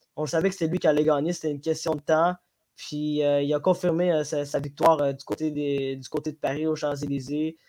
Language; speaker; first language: French; non-native, local second language; Somali